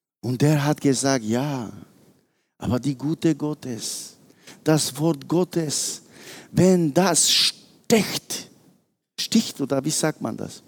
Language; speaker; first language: German; non-native, fluent; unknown